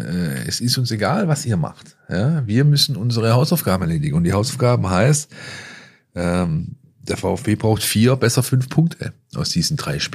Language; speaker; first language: German; native; German